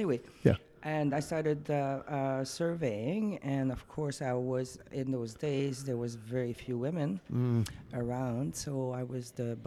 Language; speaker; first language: English; non-native, fluent; French